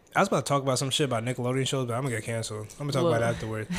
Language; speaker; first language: English; early bilingual, other home language; Filipino